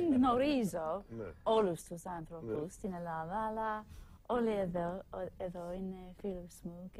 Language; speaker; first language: Greek; non-native, learner; English